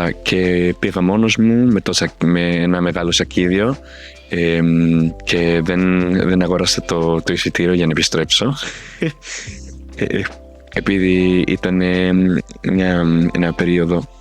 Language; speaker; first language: Greek; non-native, fluent; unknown